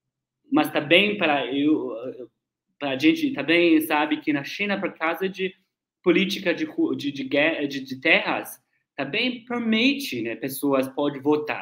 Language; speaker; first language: Portuguese; non-native, learner; Chinese